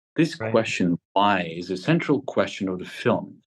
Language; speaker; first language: English; non-native, fluent; Ukrainian